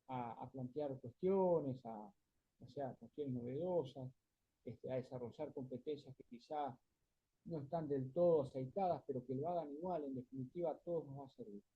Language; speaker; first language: Spanish; native; Spanish